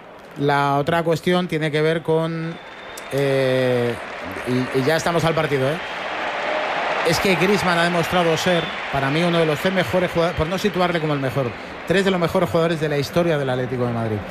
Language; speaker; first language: Spanish; native; Spanish